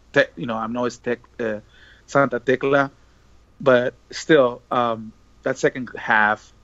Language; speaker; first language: English; early bilingual, other home language; Spanish